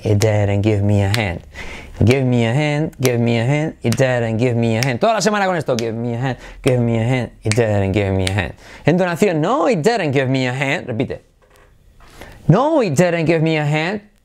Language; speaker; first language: English; non-native, fluent; Spanish